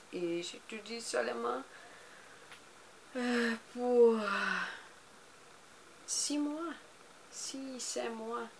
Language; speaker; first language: French; non-native, learner; Portuguese